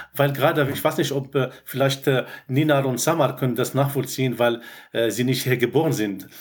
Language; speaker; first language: German; non-native, fluent; Arabic